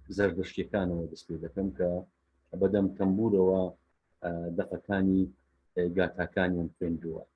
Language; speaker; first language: Central Kurdish; native; Central Kurdish